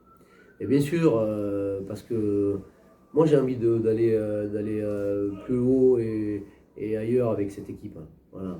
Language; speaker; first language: French; native; French